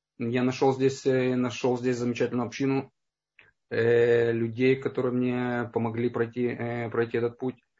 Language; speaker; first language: Russian; native; Russian